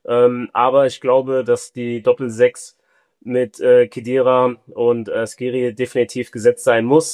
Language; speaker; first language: German; early bilingual, other home language; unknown